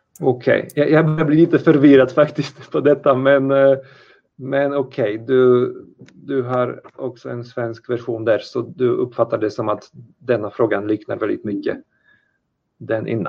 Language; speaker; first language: Swedish; non-native, fluent; Polish